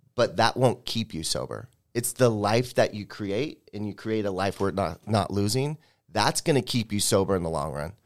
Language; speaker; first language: English; native; English